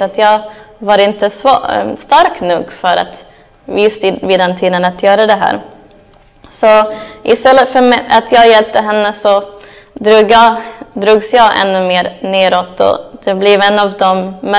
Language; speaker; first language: Swedish; non-native, fluent; English